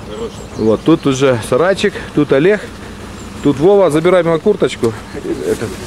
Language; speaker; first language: Russian; native; Russian